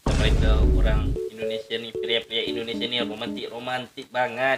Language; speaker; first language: Indonesian; non-native, fluent; Malay